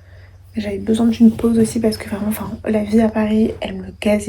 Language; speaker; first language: French; non-native, local second language; Malagasy